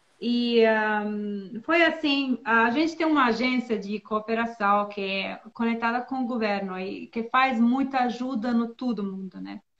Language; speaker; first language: Portuguese; non-native, learner; Bosnian